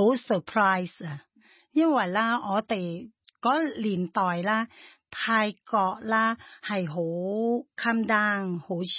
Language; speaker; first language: Chinese; non-native, fluent; Thai